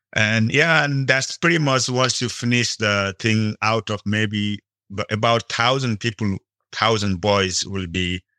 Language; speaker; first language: English; non-native, local second language; Nepali